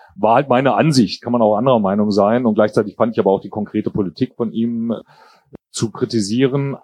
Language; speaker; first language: German; native; German